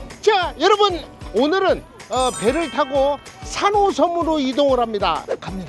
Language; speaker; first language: Korean; native; Korean